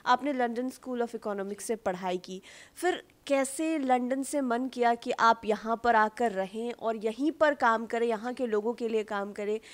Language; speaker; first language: Hindi; native; Hindi